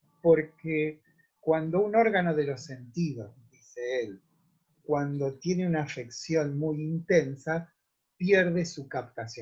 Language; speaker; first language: Spanish; native; Spanish